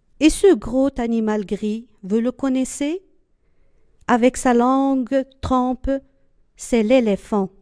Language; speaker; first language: French; non-native, local second language; Arabic